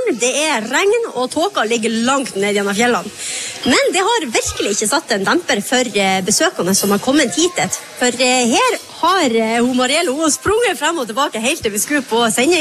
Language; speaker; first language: Norwegian; native; Norwegian